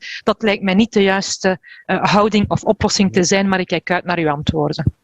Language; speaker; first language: Dutch; native; Dutch